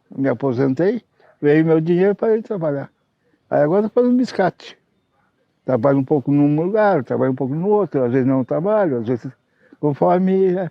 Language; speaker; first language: Portuguese; non-native, local second language; Low German